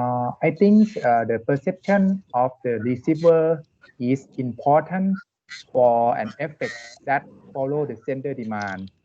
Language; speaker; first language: English; non-native, learner; Thai